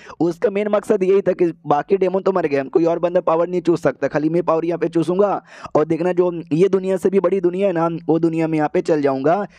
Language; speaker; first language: Hindi; native; Hindi